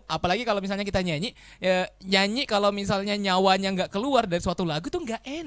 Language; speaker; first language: Indonesian; native; Indonesian